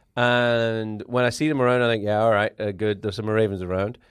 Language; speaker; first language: English; native; English